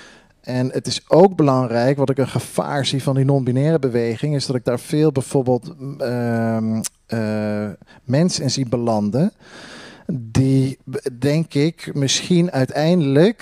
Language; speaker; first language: Dutch; native; Dutch